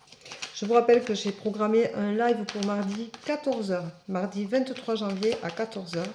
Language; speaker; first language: French; native; French